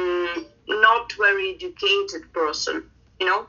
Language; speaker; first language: English; non-native, fluent; Ukrainian